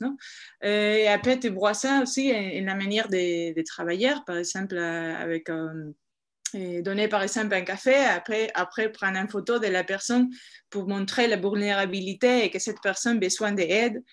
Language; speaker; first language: French; non-native, fluent; Spanish